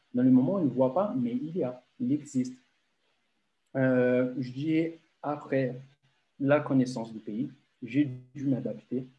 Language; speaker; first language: French; non-native, fluent; Portuguese